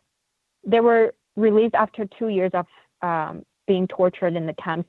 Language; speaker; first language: English; non-native, fluent; Uyghur